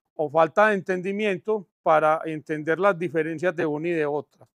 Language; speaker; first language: Spanish; native; Spanish